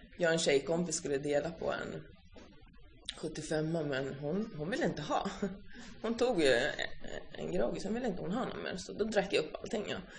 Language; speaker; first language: Swedish; early bilingual, other home language; Finnish